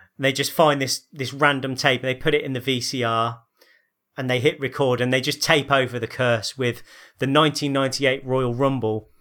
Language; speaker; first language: English; native; English